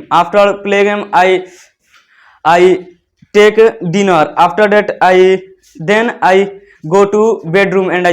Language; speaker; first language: English; non-native, learner; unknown